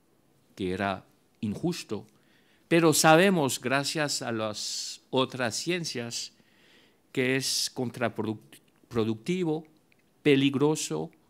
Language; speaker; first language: Spanish; non-native, fluent; French